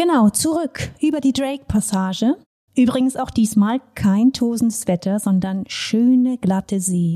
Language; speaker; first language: German; native; German